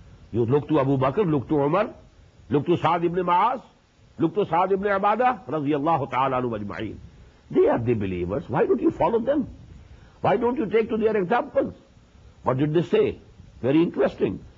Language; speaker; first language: English; non-native, local second language; Urdu